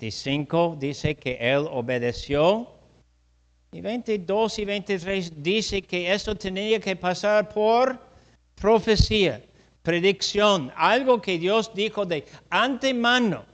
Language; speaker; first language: Spanish; non-native, fluent; English